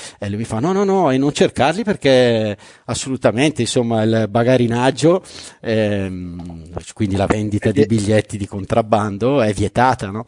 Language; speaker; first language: Italian; native; Italian